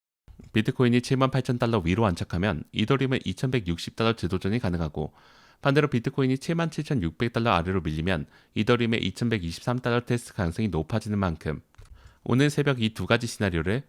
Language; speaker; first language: Korean; native; Korean